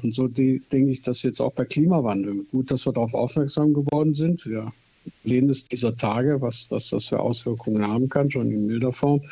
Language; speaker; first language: German; native; German